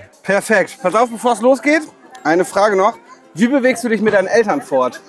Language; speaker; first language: German; native; German